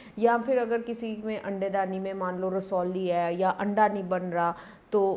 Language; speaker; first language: Hindi; non-native, local second language; Punjabi